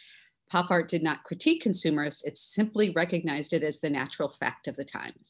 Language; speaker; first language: English; native; English